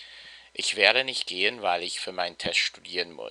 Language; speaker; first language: German; non-native, fluent; English